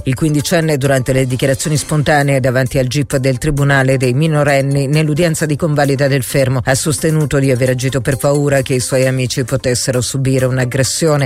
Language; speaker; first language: Italian; native; Italian